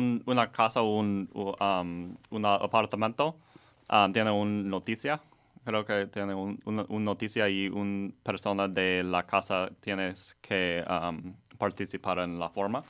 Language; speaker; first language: Spanish; non-native, learner; English